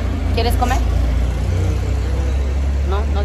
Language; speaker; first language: Spanish; non-native, learner; Turkish